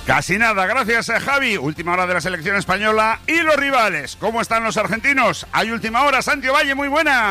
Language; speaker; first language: Spanish; native; Spanish